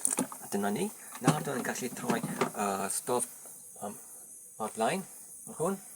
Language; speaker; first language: Welsh; non-native, learner; English